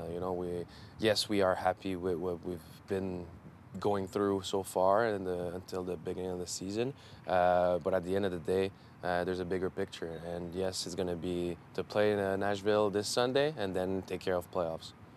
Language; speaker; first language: English; non-native, fluent; French